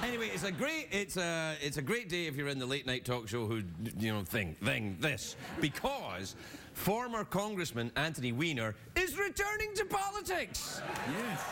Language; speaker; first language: English; native; English